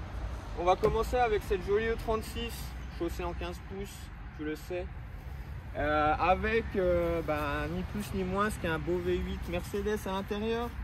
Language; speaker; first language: French; native; French